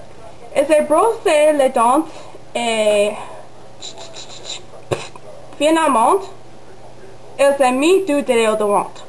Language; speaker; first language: French; non-native, learner; English